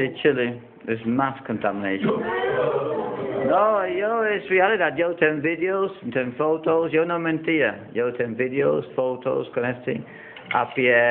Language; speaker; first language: Spanish; non-native, learner; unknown